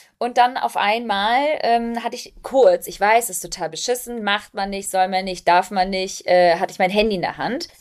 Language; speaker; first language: German; early bilingual, other home language; Albanian